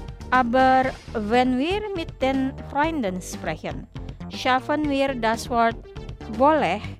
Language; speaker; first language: German; non-native, fluent; Indonesian